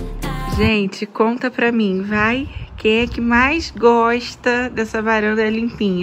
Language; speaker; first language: Portuguese; native; Portuguese